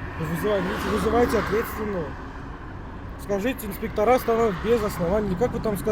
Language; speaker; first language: Russian; native; Russian